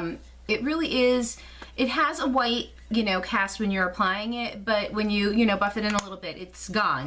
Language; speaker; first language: English; native; English